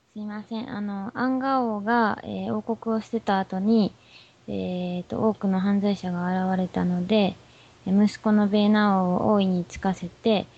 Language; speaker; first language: Japanese; native; Japanese